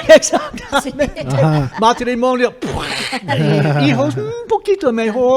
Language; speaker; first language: Spanish; non-native, fluent; English